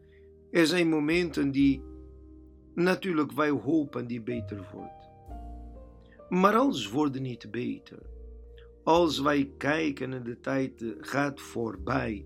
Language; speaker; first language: Dutch; non-native, learner; Portuguese